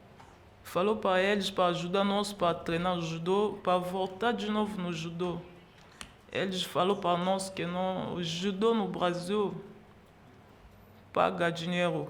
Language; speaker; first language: Portuguese; non-native, learner; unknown